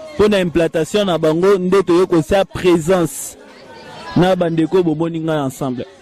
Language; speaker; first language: Lingala; native; Lingala